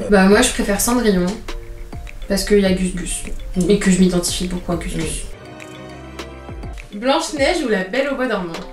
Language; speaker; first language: French; native; French